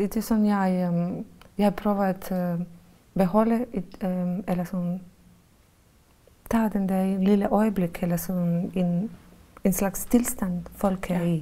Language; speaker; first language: Danish; non-native, fluent; Bosnian